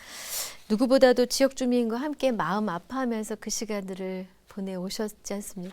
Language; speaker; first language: Korean; native; Korean